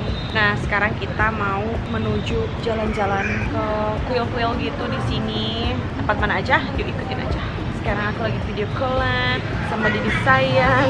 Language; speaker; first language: Indonesian; native; Indonesian